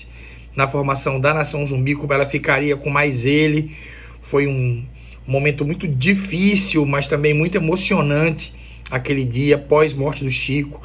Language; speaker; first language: Portuguese; native; Portuguese